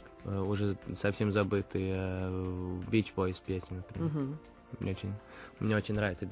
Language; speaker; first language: Russian; early bilingual, heritage; Russian